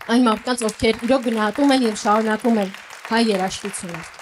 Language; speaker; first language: Armenian; native; Armenian